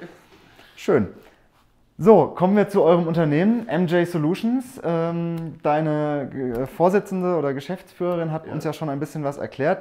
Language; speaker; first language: German; native; German